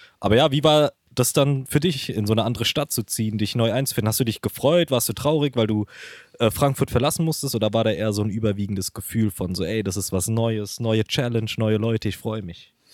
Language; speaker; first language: German; early bilingual, other home language; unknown